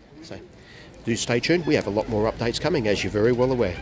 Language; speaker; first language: English; native; English